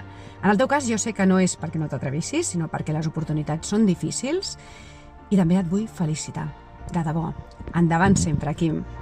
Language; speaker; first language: Catalan; native; Catalan